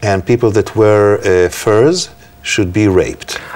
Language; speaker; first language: English; non-native, fluent; Hebrew